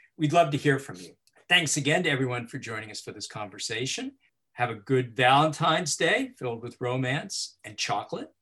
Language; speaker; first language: English; native; English